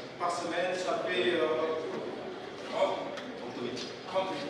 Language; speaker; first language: French; non-native, fluent; Indonesian